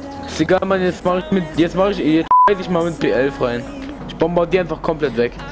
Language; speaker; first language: German; native; German